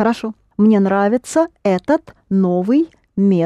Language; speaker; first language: Russian; non-native, fluent; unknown